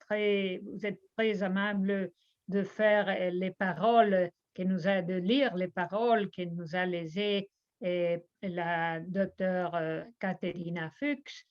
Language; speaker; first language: French; non-native, fluent; Spanish